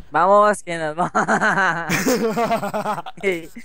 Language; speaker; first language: Spanish; native; Spanish